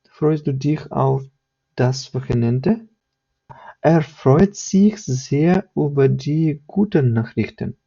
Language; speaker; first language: German; non-native, fluent; Ukrainian